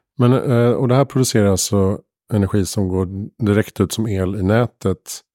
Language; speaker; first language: Swedish; native; Swedish